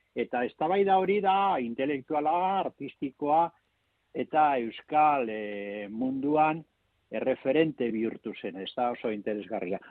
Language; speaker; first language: Basque; native; Basque